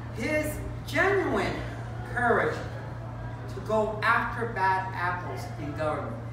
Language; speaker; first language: English; early bilingual, other home language; Spanish